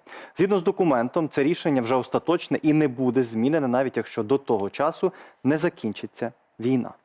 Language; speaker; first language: Ukrainian; native; Ukrainian